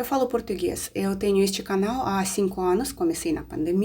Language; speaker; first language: Portuguese; non-native, fluent; Russian